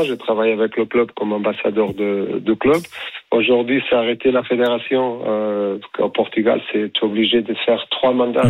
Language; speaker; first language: French; non-native, fluent; Portuguese